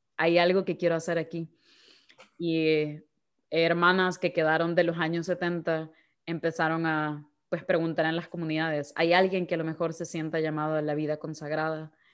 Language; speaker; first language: Spanish; native; Spanish